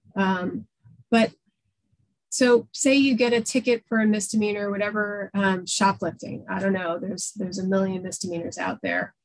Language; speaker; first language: English; native; English